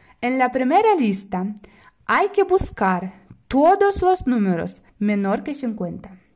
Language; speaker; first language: Spanish; non-native, fluent; Russian